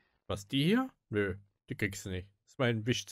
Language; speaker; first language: German; native; German